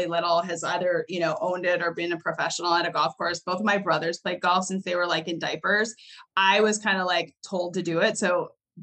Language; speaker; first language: English; native; English